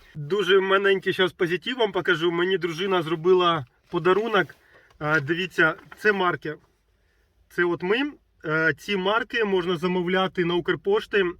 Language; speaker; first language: Ukrainian; non-native, local second language; Russian